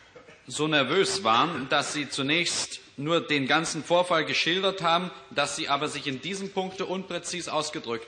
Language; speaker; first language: German; native; German